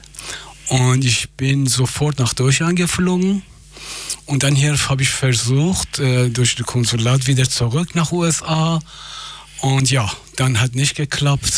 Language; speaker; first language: German; non-native, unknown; Persian